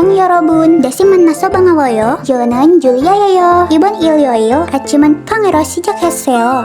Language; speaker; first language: Korean; non-native, learner; Indonesian